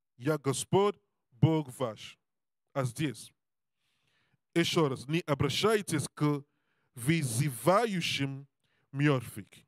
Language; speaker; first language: Russian; non-native, learner; Serbian